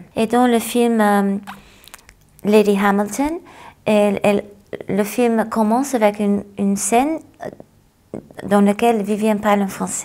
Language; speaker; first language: French; non-native, fluent; English